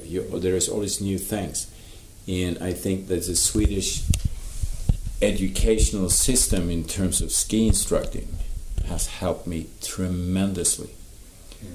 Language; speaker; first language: English; non-native, fluent; Swedish